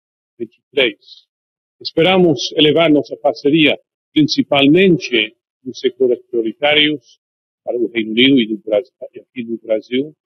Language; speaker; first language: Portuguese; non-native, fluent; English